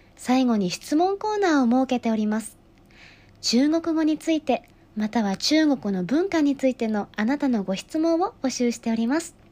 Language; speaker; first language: Japanese; non-native, fluent; Chinese